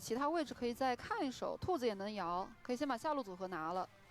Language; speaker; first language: Chinese; native; Chinese